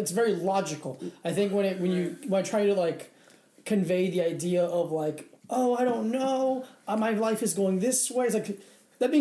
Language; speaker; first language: English; early bilingual, other home language; Spanish